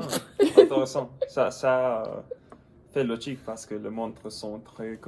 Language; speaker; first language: French; non-native, learner; English